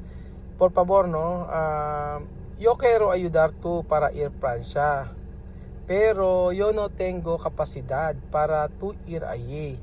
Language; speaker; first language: Spanish; non-native, learner; Filipino